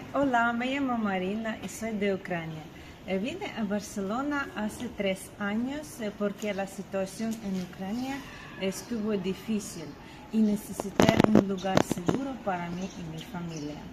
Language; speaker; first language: Spanish; non-native, learner; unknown